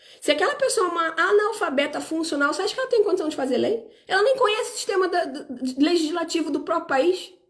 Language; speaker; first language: Portuguese; native; Portuguese